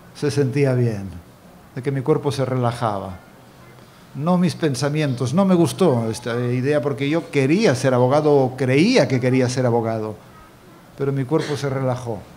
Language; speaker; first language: Spanish; native; Spanish